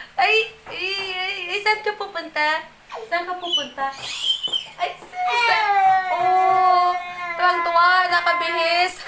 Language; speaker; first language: Filipino; non-native, local second language; Cebuano